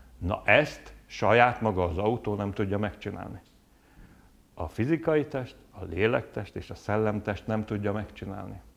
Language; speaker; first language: Hungarian; native; Hungarian